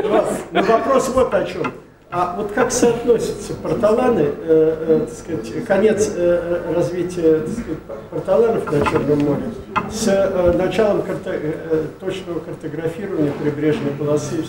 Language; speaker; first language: Russian; native; Russian